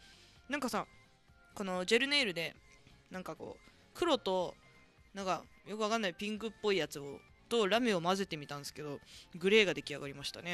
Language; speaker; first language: Japanese; native; Japanese